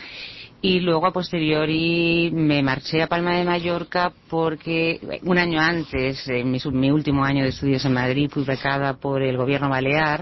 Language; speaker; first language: Spanish; early bilingual, heritage; Spanish